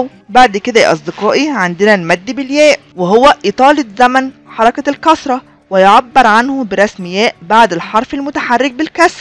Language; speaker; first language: Arabic; native; Arabic